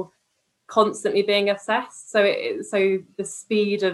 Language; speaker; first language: English; native; English